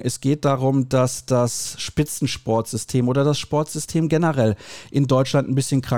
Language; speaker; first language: German; native; German